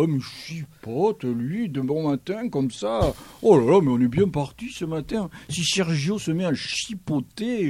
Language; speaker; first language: French; native; French